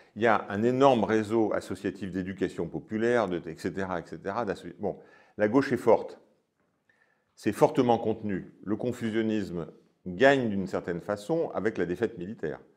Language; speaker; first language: French; native; French